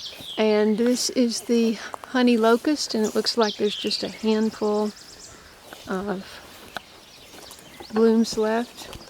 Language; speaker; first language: English; native; English